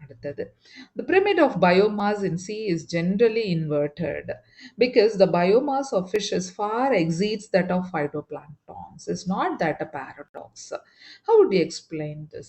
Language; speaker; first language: English; non-native, local second language; Tamil